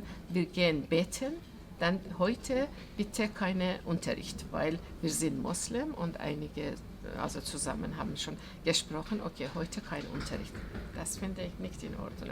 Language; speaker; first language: German; non-native, fluent; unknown